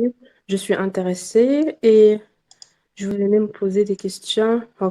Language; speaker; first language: French; non-native, local second language; Arabic